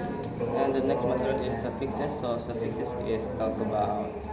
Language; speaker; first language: English; non-native, learner; Indonesian